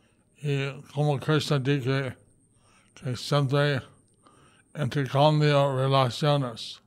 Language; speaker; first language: Spanish; non-native, learner; English